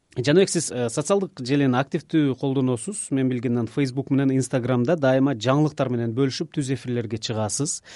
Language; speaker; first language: Kyrgyz; native; Kyrgyz